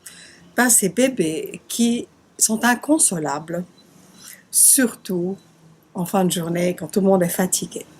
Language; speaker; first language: French; native; French